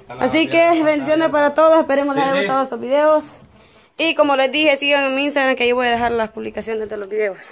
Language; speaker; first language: Spanish; native; Spanish